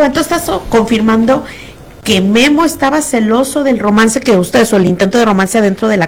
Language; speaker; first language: Spanish; native; Spanish